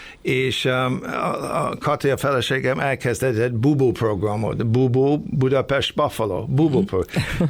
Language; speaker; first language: Hungarian; early bilingual, other home language; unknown